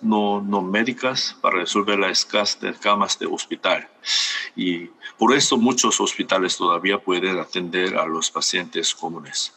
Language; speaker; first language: Spanish; non-native, fluent; Korean